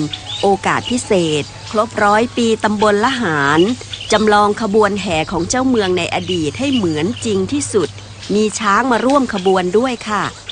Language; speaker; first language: Thai; native; Thai